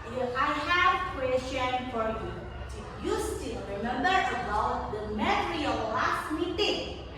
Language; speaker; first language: English; non-native, local second language; Indonesian